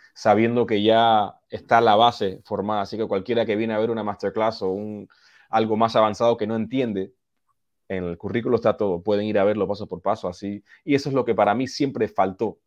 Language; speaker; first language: Spanish; early bilingual, heritage; Spanish